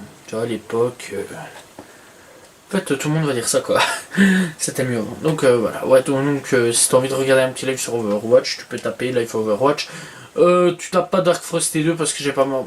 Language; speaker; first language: French; native; French